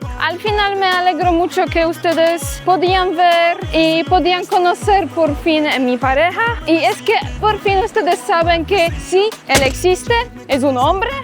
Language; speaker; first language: Spanish; non-native, fluent; Polish